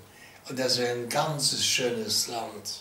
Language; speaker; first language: German; non-native, local second language; Luxembourgish